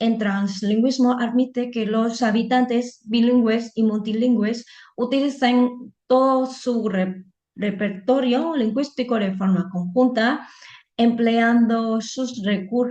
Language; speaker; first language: Spanish; non-native, fluent; Vietnamese